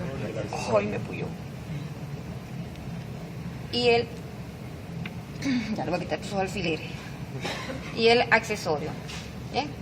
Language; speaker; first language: Spanish; native; Spanish